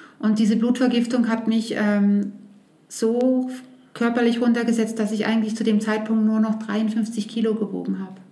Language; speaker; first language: German; native; German